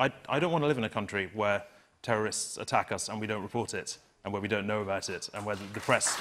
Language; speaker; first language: English; native; English